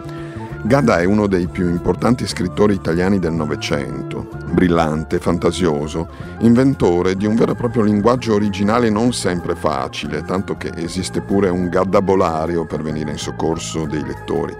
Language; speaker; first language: Italian; native; Italian